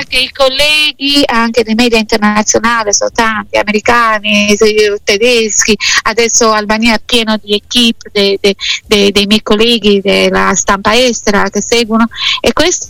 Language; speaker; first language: Italian; non-native, fluent; Albanian